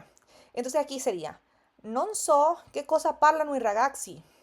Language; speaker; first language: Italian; non-native, fluent; Spanish